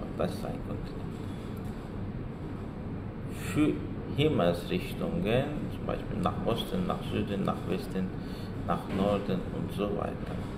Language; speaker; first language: German; non-native, fluent; Azerbaijani